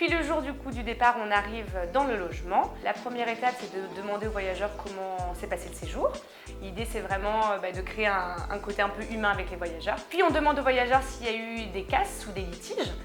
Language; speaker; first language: French; native; French